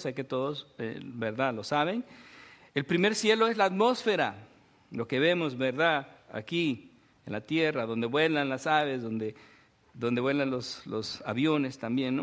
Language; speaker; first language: Spanish; native; Spanish